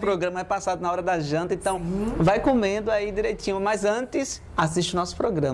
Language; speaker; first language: Portuguese; native; Portuguese